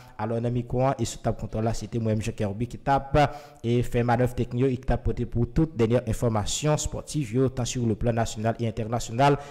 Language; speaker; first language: French; non-native, local second language; Haitian Creole